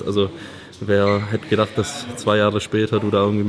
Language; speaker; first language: German; native; German